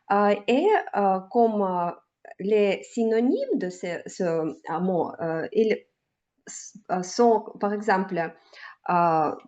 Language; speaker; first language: French; non-native, learner; Russian